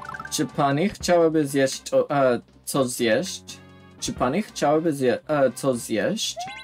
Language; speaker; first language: Polish; non-native, learner; English